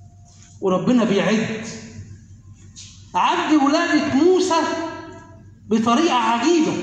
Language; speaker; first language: Arabic; native; Arabic